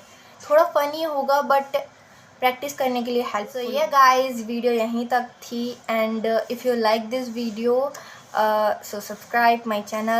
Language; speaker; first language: Hindi; native; Hindi